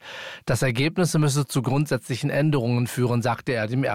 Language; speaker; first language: German; native; German